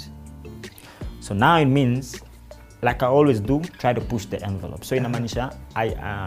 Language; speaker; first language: English; non-native, local second language; Swahili